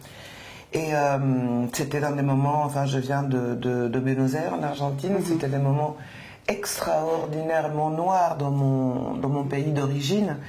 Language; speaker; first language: French; non-native, fluent; Spanish